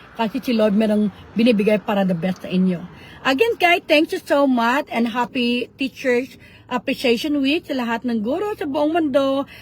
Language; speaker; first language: Filipino; native; Filipino